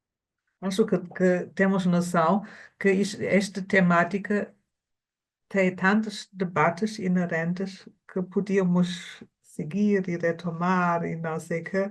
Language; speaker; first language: Portuguese; non-native, fluent; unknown